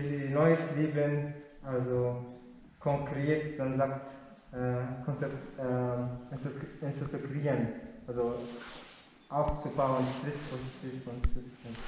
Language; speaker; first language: German; non-native, learner; Arabic